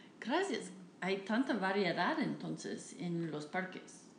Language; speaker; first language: Spanish; non-native, fluent; English